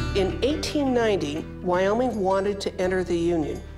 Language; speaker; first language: English; native; English